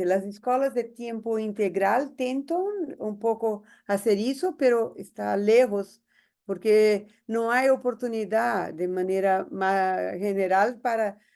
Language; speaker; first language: Spanish; non-native, fluent; Portuguese